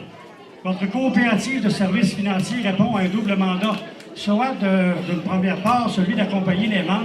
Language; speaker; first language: French; native; French